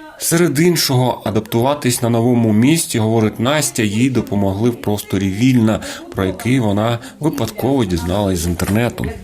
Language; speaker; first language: Ukrainian; native; Ukrainian